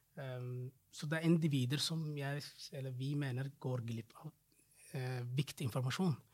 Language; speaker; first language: Norwegian; non-native, fluent; Somali